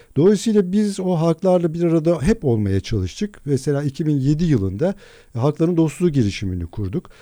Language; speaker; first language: Turkish; non-native, local second language; Adyghe